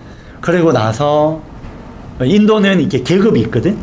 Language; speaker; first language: Korean; native; Korean